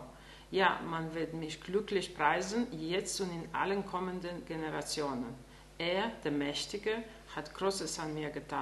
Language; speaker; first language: German; non-native, fluent; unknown